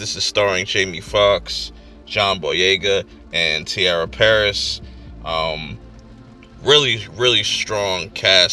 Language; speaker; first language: English; native; English